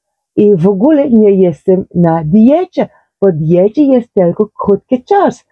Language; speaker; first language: Polish; non-native, learner; Dutch